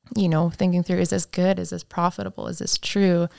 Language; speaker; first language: English; native; English